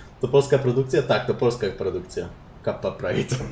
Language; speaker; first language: Polish; native; Polish